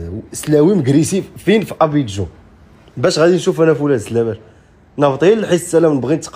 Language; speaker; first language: Arabic; native; Arabic